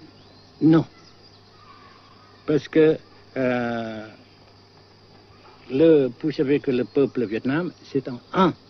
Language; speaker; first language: French; non-native, fluent; Vietnamese